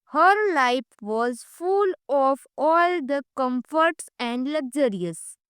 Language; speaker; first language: English; non-native, local second language; Gujarati